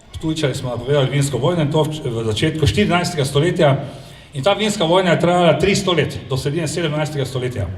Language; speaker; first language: Slovenian; native; Slovenian